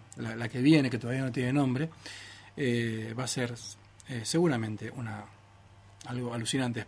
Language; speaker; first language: Spanish; native; Spanish